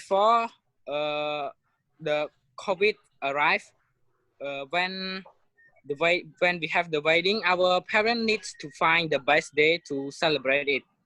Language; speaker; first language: English; non-native, learner; Khmer